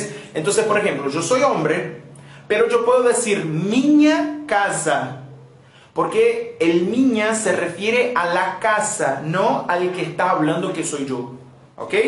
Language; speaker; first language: Spanish; non-native, fluent; Portuguese